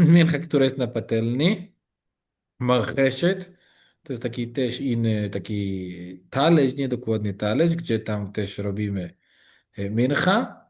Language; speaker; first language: Polish; non-native, learner; Hebrew